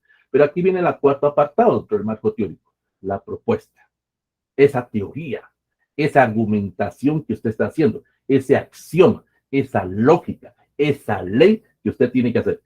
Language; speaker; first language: Spanish; native; Spanish